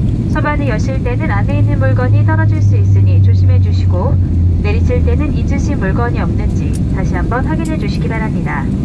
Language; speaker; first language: Korean; native; Korean